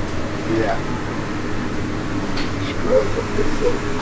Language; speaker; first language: German; non-native, learner; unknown